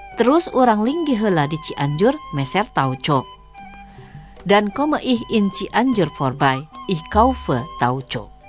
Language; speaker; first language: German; non-native, fluent; Indonesian